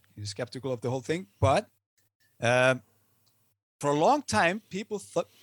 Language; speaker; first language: English; non-native, fluent; Icelandic